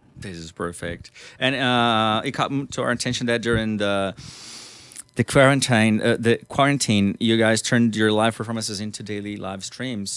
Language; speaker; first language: English; non-native, fluent; Portuguese